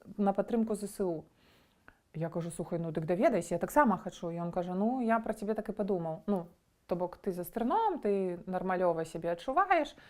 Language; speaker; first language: Belarusian; native; Belarusian